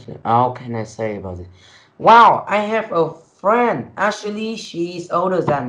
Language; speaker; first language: English; non-native, learner; Vietnamese